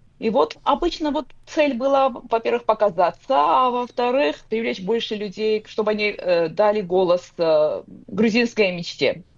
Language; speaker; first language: Russian; non-native, local second language; Georgian